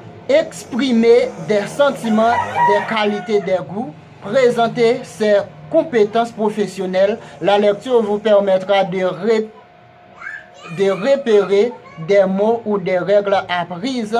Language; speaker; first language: French; non-native, local second language; Haitian Creole